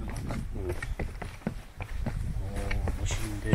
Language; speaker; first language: Korean; non-native, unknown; Mongolian